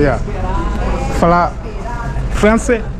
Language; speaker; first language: Portuguese; non-native, learner; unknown